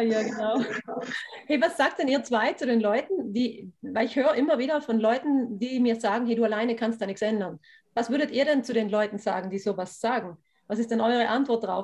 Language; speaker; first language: German; native; German